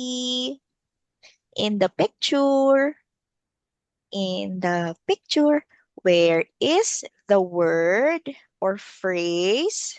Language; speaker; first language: English; non-native, local second language; Filipino